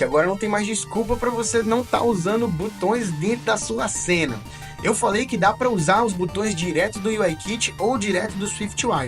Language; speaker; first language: Portuguese; native; Portuguese